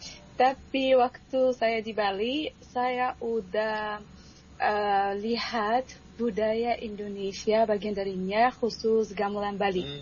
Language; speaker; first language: Indonesian; non-native, fluent; Arabic